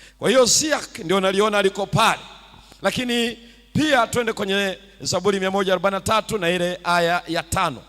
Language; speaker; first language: Swahili; native; Swahili